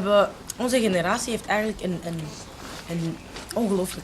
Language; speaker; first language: Dutch; non-native, local second language; French